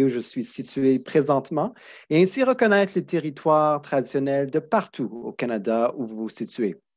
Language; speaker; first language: French; native; French